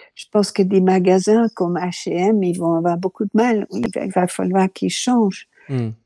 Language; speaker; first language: French; non-native, fluent; Dutch